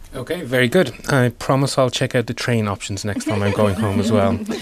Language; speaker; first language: English; native; English